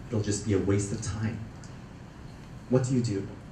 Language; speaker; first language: English; early bilingual, other home language; Cantonese